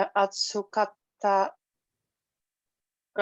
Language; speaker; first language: Japanese; non-native, learner; Polish